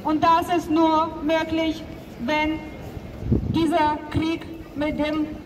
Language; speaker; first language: German; non-native, fluent; Ukrainian